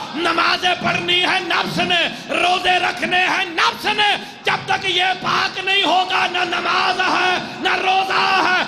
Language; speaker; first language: Urdu; non-native, local second language; Punjabi